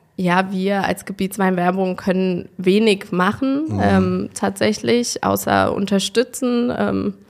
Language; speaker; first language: German; native; German